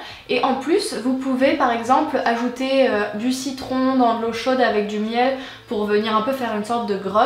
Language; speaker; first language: French; native; French